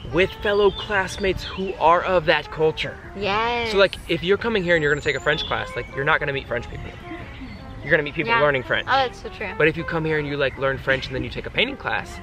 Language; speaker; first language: English; native; English